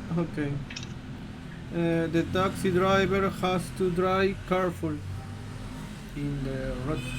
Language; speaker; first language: English; non-native, learner; Spanish